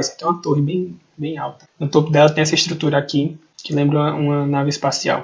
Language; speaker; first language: Portuguese; native; Portuguese